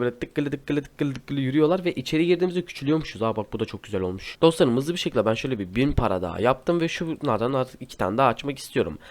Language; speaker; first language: Turkish; native; Turkish